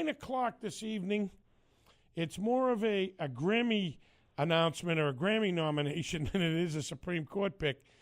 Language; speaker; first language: English; native; English